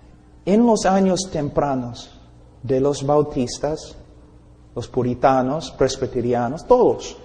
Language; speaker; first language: Spanish; non-native, fluent; English